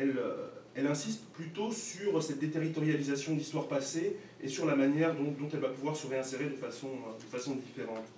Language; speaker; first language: French; native; French